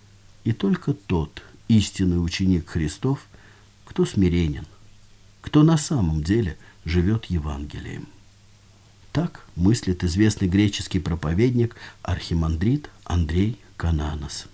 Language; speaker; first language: Russian; native; Russian